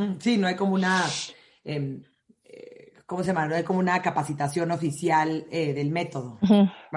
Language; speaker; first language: Spanish; native; Spanish